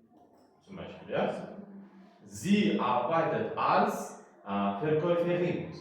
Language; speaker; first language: German; non-native, fluent; Uzbek